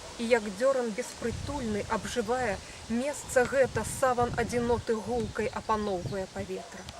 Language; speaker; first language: Belarusian; native; Belarusian